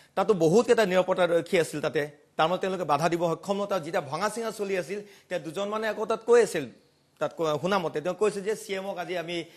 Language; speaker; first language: Assamese; non-native, local second language; Karbi